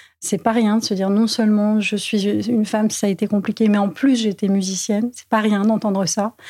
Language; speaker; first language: French; native; French